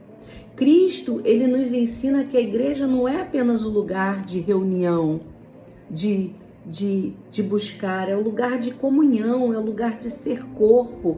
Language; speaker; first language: Portuguese; native; Portuguese